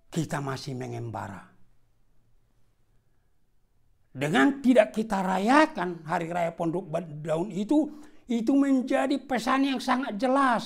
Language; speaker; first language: Indonesian; non-native, local second language; Batak Toba